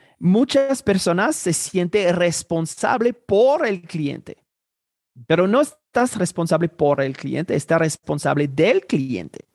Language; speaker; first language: Spanish; non-native, fluent; Haitian Creole